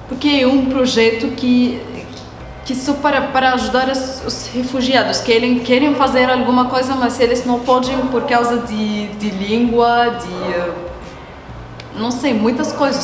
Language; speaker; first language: Portuguese; non-native, learner; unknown